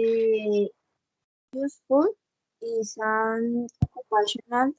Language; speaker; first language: English; non-native, learner; Spanish